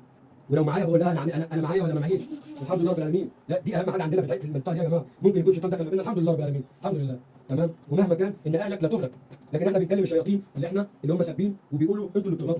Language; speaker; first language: Arabic; native; Arabic